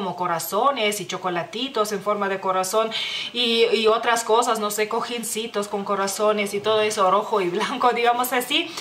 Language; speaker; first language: Spanish; non-native, fluent; Lithuanian